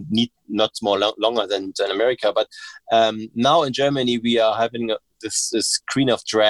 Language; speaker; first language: English; non-native, fluent; German